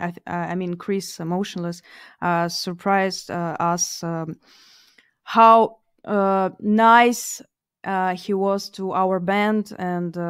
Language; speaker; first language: English; non-native, fluent; Russian